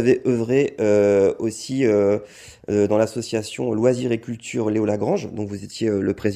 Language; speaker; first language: French; native; French